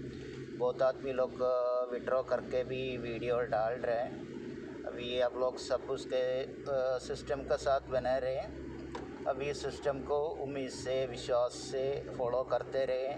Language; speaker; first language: Hindi; non-native, local second language; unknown